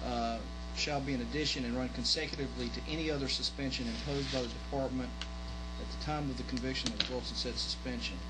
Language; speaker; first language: English; native; English